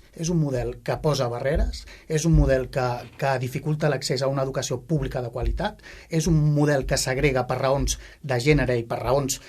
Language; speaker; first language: Catalan; native; Catalan